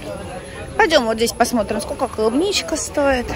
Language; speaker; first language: Russian; native; Russian